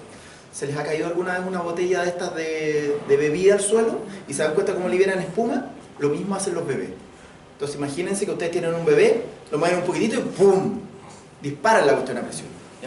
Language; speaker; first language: Spanish; native; Spanish